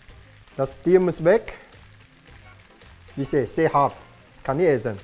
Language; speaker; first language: German; non-native, learner; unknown